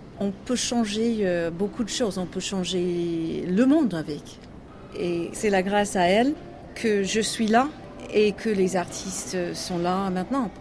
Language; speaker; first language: French; non-native, learner; English